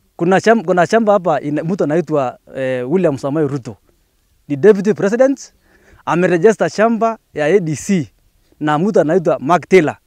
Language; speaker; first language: Swahili; native; Swahili